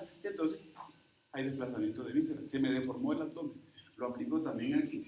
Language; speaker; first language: Spanish; native; Spanish